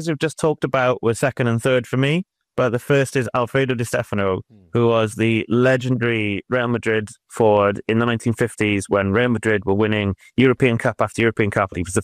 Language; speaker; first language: English; native; English